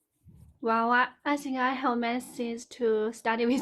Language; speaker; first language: English; non-native, learner; Chinese